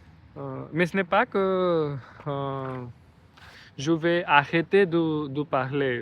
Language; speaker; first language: French; non-native, learner; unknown